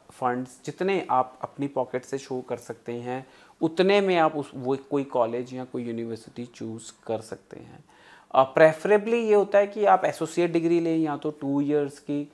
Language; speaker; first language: Hindi; non-native, local second language; Punjabi